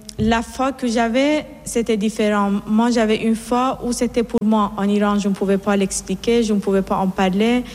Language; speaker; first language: French; non-native, fluent; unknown